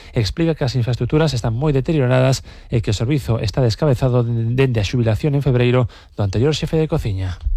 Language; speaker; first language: Galician; native; Galician